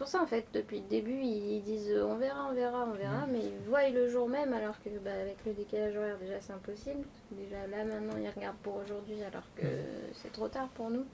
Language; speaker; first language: French; native; French